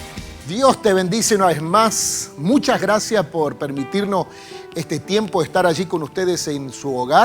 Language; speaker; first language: Spanish; native; Spanish